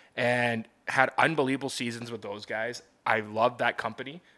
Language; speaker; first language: English; native; English